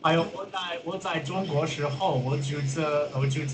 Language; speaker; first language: Chinese; non-native, learner; English